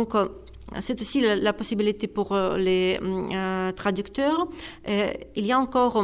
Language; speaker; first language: French; non-native, fluent; Ukrainian